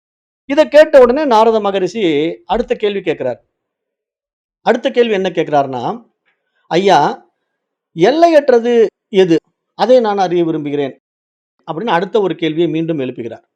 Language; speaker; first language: Tamil; native; Tamil